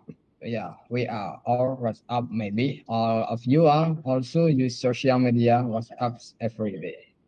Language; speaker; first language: English; non-native, learner; Indonesian